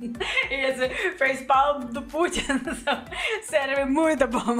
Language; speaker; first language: Portuguese; non-native, learner; Russian